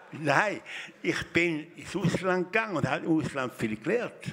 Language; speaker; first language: German; native; German